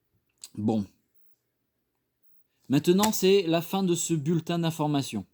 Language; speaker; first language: French; native; French